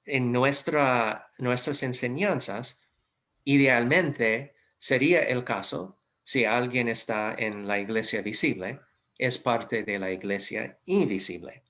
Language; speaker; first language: Spanish; non-native, fluent; English